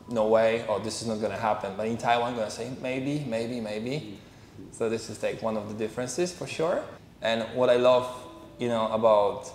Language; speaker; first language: English; non-native, fluent; Polish